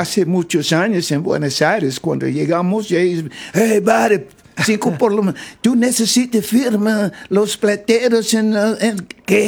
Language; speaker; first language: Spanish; non-native, learner; English